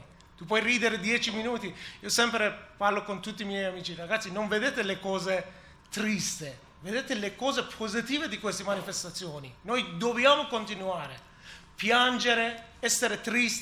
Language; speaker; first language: Italian; non-native, learner; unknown